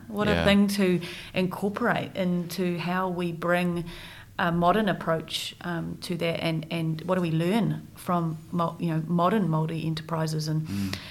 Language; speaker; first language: English; native; English